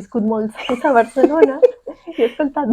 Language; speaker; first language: Catalan; non-native, fluent; Spanish